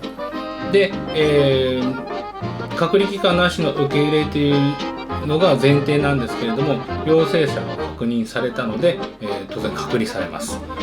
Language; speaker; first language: Japanese; native; Japanese